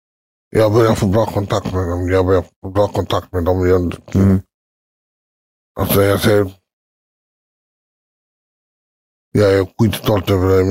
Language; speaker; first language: Swedish; early bilingual, other home language; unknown